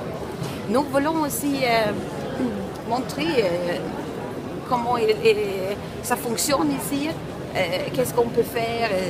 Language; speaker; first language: French; non-native, learner; Swedish